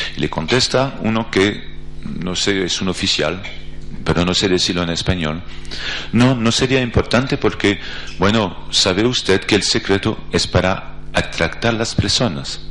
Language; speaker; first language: Spanish; non-native, fluent; French